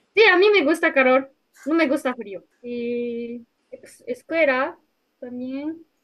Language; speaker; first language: Spanish; non-native, learner; Japanese